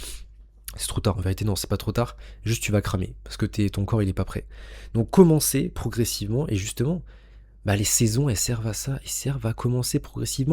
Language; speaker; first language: French; native; French